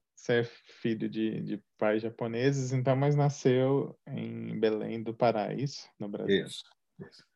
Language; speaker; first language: Portuguese; native; Portuguese